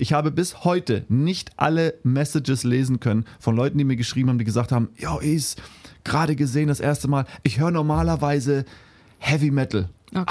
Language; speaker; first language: German; early bilingual, heritage; German